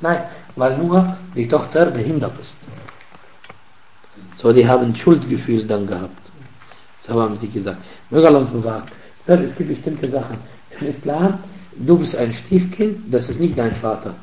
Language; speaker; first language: German; non-native, fluent; Arabic